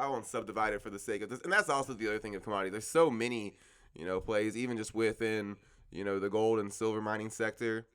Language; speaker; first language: English; native; English